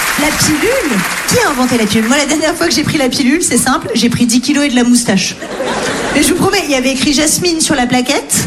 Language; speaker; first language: French; native; French